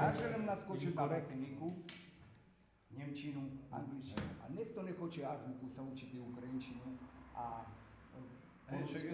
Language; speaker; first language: Slovak; non-native, local second language; Rusyn